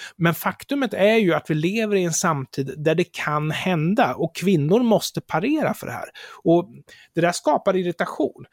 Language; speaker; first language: Swedish; native; Swedish